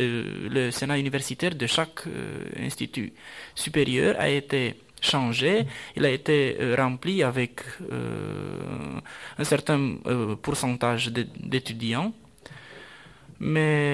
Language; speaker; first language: French; non-native, fluent; Romanian